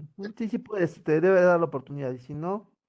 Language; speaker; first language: Spanish; native; Spanish